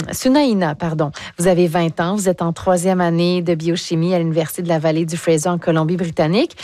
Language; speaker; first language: French; native; French